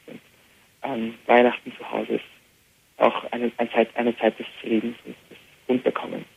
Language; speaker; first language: German; early bilingual, heritage; Arabic